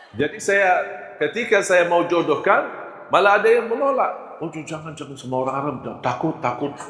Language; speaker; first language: Malay; non-native, fluent; Arabic